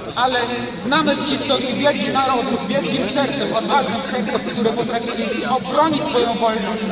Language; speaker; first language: Polish; non-native, fluent; Russian